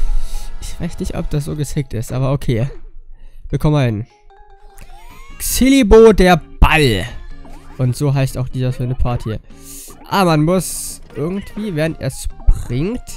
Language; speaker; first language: German; native; German